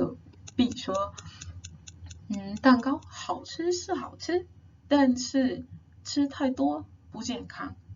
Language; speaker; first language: Chinese; non-native, fluent; English